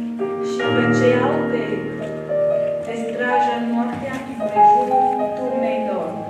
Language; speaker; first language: Romanian; native; Romanian